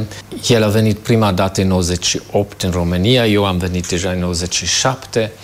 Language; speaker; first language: Romanian; non-native, fluent; German